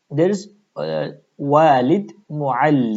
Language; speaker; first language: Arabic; non-native, fluent; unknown